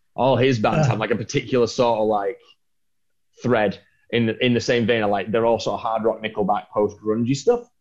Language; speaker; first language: English; native; English